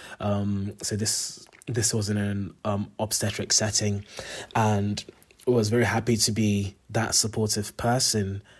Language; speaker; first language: English; native; English